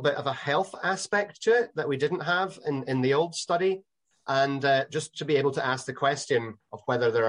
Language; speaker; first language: English; native; English